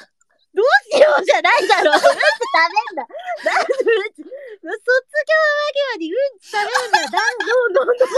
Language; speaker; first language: Japanese; native; Japanese